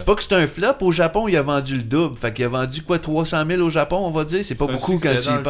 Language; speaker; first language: French; native; French